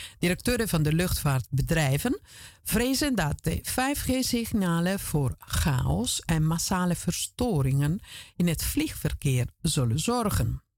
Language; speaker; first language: Dutch; non-native, fluent; Italian